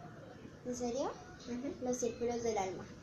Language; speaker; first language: Spanish; native; Spanish